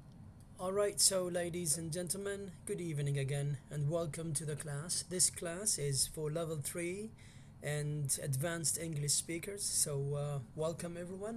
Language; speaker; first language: English; non-native, fluent; Arabic